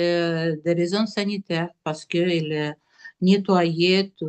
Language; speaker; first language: French; non-native, learner; Russian